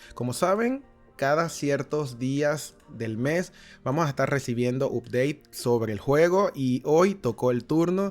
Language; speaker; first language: Spanish; native; Spanish